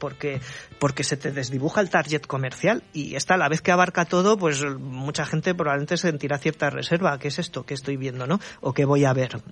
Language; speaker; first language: Spanish; native; Spanish